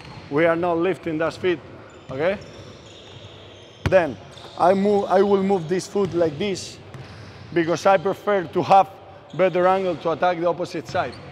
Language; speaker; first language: English; non-native, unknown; Spanish